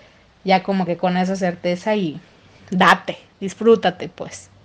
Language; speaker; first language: Spanish; native; Spanish